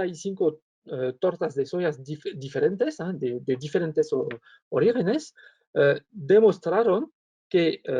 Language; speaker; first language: Spanish; non-native, fluent; French